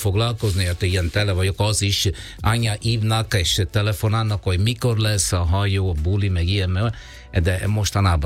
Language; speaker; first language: Hungarian; non-native, learner; Italian